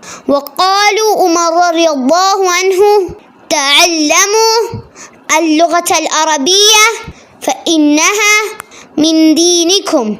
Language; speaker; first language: Arabic; non-native, learner; Malayalam